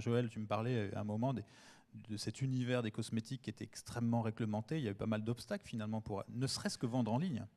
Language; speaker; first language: French; native; French